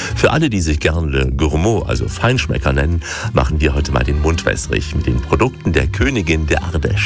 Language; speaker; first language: German; native; German